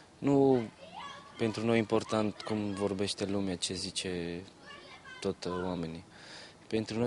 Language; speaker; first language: Romanian; non-native, learner; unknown